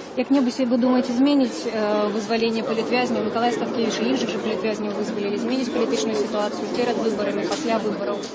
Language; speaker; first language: Belarusian; native; Belarusian